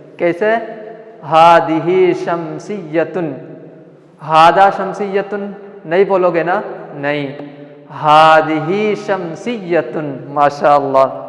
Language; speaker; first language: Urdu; non-native, local second language; Malayalam